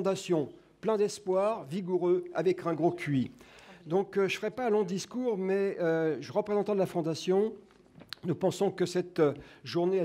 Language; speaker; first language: French; native; French